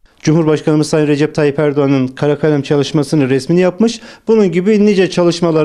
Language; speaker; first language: Turkish; native; Turkish